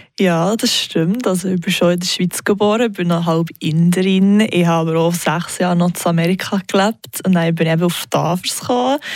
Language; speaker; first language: German; non-native, local second language; English